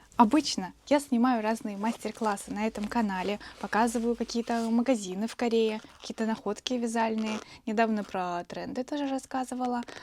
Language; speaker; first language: Russian; native; Russian